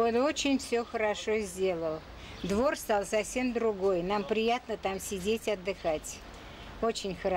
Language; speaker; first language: Russian; native; Russian